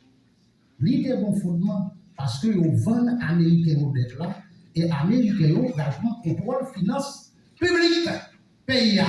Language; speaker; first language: French; non-native, local second language; Haitian Creole